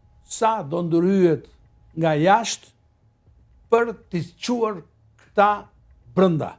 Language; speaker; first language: Albanian; native; Albanian